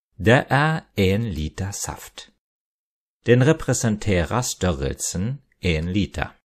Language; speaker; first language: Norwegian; non-native, fluent; German